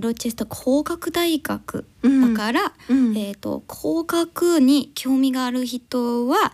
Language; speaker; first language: Japanese; non-native, learner; English